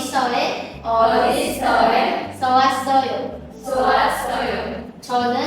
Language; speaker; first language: Korean; non-native, learner; Indonesian